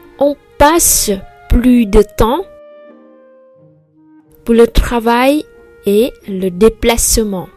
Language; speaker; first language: French; non-native, fluent; Vietnamese